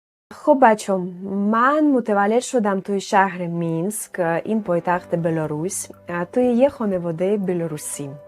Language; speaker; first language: Persian; non-native, fluent; Russian